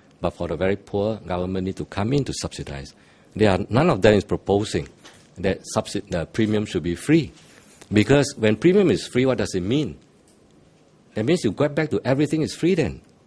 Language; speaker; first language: English; non-native, local second language; Chinese